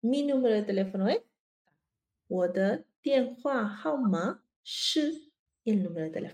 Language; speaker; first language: Spanish; early bilingual, other home language; Chinese